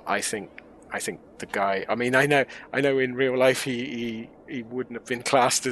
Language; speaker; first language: English; native; English